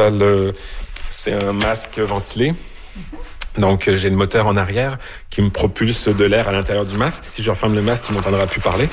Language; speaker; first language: French; native; French